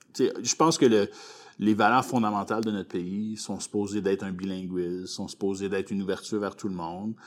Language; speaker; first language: French; native; French